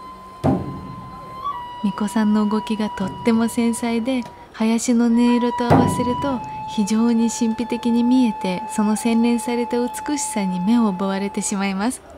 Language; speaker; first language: Japanese; non-native, fluent; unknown